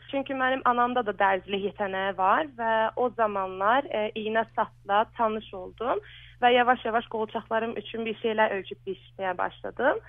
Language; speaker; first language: Azerbaijani; early bilingual, heritage; Azerbaijani